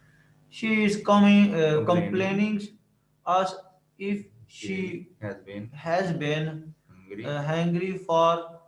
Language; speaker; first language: English; non-native, learner; Urdu